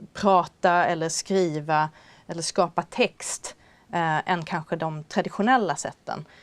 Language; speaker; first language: Swedish; native; Swedish